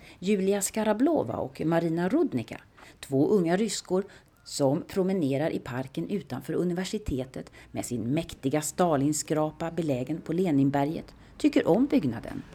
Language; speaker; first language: Swedish; native; Swedish